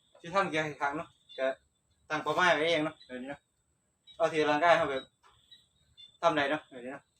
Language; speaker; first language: Thai; non-native, local second language; Northeastern Thai